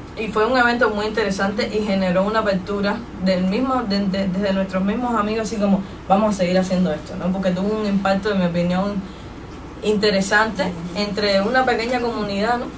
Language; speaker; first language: Spanish; native; Spanish